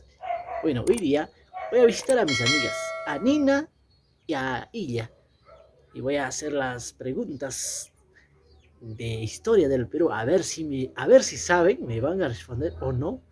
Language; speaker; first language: Spanish; native; Spanish